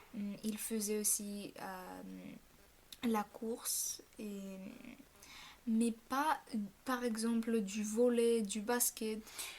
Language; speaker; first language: French; non-native, fluent; Bulgarian